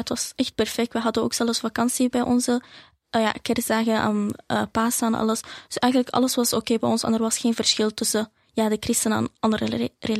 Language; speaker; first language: Dutch; early bilingual, other home language; Arabic